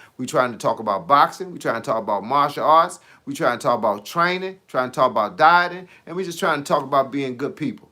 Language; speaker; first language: English; native; English